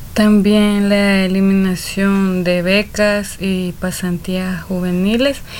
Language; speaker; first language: Spanish; native; Spanish